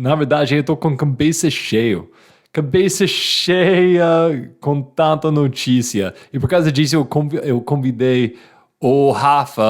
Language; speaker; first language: Portuguese; non-native, fluent; English